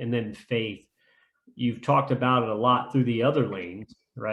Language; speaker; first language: English; native; English